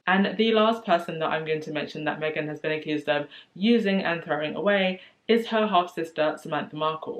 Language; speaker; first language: English; native; English